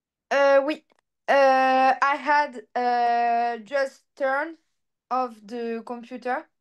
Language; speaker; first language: English; non-native, learner; French